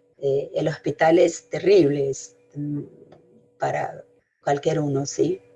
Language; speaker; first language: Spanish; non-native, fluent; Portuguese